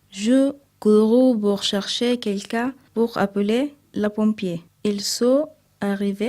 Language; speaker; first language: French; non-native, learner; Arabic